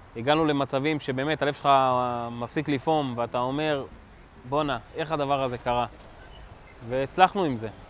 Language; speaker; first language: Hebrew; native; Hebrew